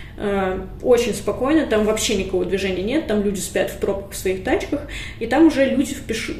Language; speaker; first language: Russian; native; Russian